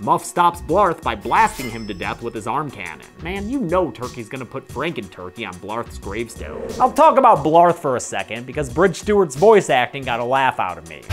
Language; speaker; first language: English; native; English